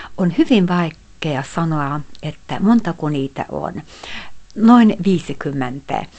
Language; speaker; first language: Finnish; non-native, fluent; Hungarian